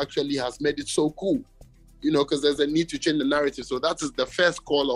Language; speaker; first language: English; non-native, local second language; Ewe